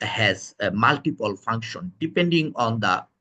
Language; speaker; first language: English; non-native, local second language; Bangla